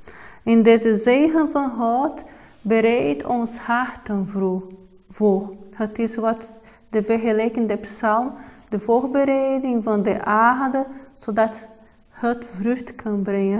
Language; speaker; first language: Dutch; non-native, fluent; Portuguese